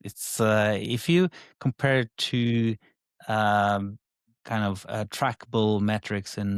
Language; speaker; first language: English; non-native, fluent; Norwegian